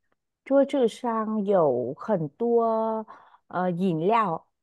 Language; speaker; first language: Chinese; non-native, learner; Vietnamese